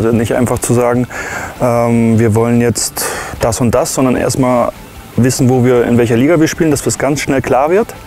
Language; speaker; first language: German; native; German